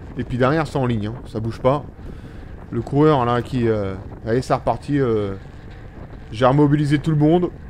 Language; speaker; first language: French; native; French